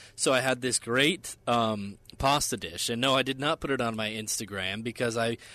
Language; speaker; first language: English; native; English